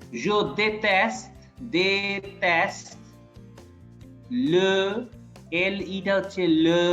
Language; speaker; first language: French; non-native, fluent; Bangla